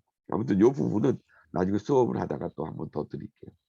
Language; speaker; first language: Korean; native; Korean